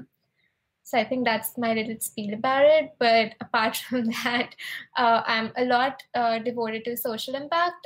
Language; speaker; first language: English; non-native, local second language; Hindi